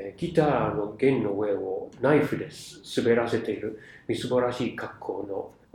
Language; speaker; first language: Japanese; non-native, fluent; English